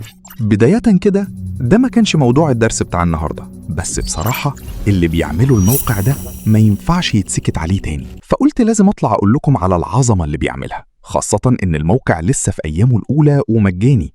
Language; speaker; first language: Arabic; native; Arabic